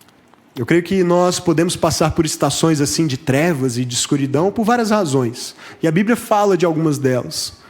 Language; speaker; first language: Portuguese; native; Portuguese